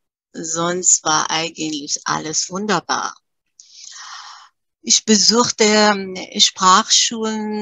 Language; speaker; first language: German; early bilingual, other home language; Persian